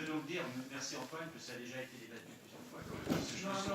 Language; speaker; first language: French; native; French